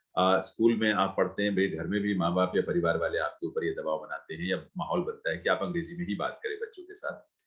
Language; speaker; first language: Hindi; native; Hindi